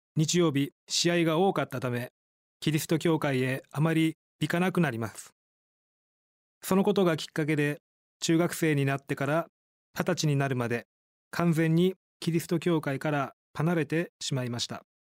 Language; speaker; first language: Japanese; native; Japanese